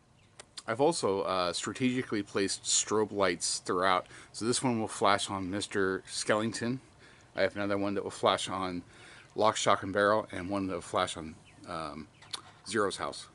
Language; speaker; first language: English; native; English